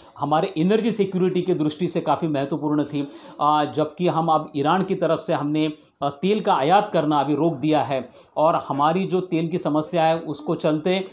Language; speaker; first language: Hindi; non-native, local second language; Marathi